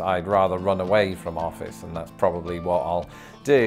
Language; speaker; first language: English; native; English